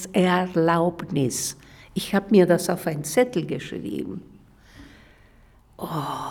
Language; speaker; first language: German; non-native, fluent; Spanish